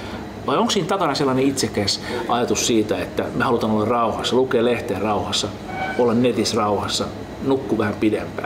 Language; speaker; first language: Finnish; native; Finnish